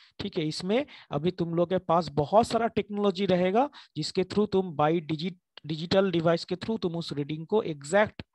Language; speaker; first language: Hindi; non-native, local second language; Bangla